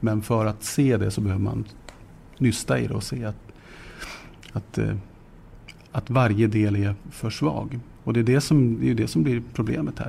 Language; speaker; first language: Swedish; native; Swedish